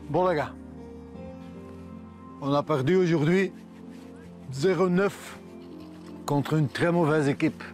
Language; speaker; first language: French; non-native, local second language; Dutch